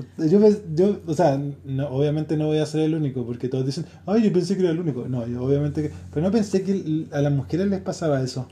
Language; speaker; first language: Spanish; native; Spanish